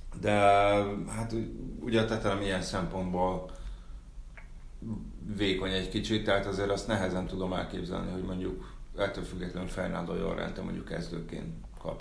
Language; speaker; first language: Hungarian; native; Hungarian